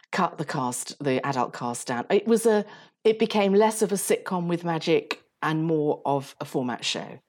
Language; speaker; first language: English; native; English